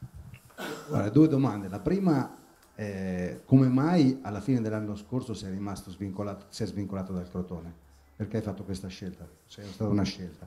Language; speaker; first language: Italian; native; Italian